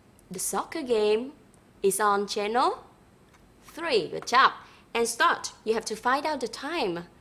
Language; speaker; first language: English; non-native, fluent; Vietnamese